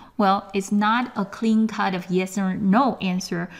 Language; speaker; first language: English; non-native, fluent; Chinese